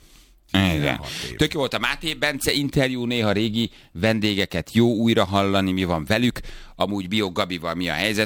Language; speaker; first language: Hungarian; native; Hungarian